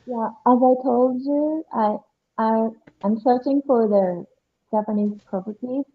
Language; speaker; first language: English; non-native, learner; Japanese